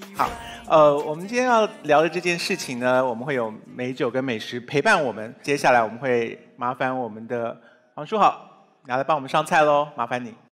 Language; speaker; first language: Chinese; native; Chinese